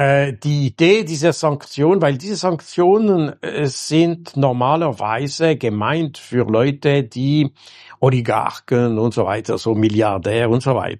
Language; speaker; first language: German; non-native, local second language; French